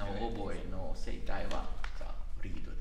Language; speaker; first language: Japanese; non-native, learner; Italian